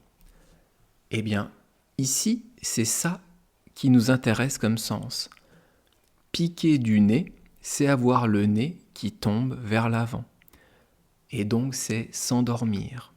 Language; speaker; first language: French; native; French